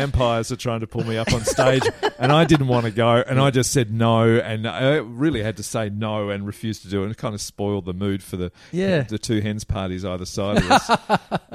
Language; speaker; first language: English; native; English